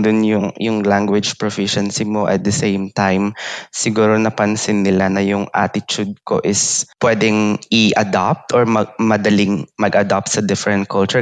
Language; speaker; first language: English; non-native, local second language; Iloko